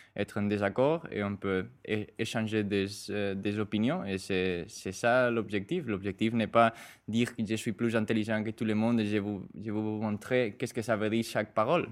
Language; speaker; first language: French; non-native, fluent; Spanish